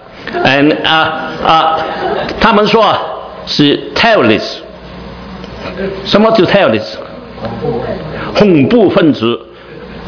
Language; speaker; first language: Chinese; non-native, learner; Cantonese